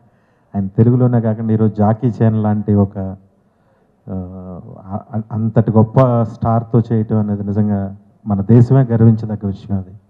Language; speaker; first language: Telugu; native; Telugu